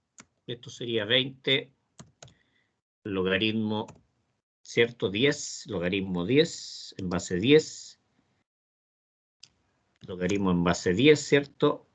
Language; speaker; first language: Spanish; native; Spanish